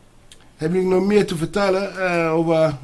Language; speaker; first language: Dutch; non-native, learner; Akan